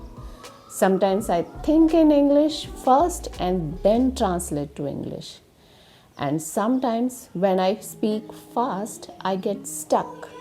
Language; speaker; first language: English; non-native, learner; Hindi